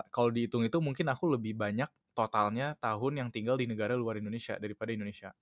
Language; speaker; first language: Indonesian; early bilingual, other home language; English